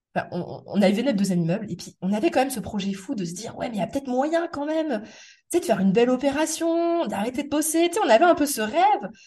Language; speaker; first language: French; native; French